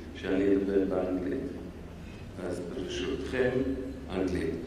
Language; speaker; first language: Hebrew; non-native, fluent; English